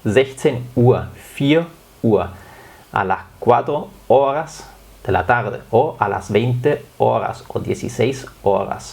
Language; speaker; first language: Spanish; non-native, fluent; German